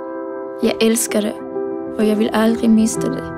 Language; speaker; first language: Danish; early bilingual, other home language; Persian